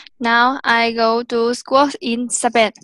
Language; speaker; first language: English; non-native, learner; Vietnamese